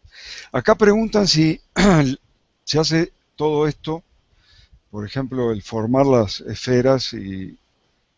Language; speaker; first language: Spanish; native; Spanish